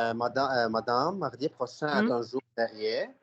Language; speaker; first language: French; non-native, learner; Arabic